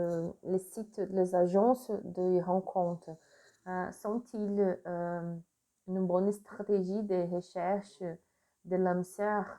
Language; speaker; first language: French; non-native, learner; Portuguese